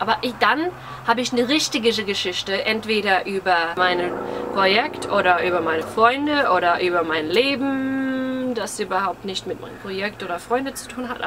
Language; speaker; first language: German; early bilingual, heritage; English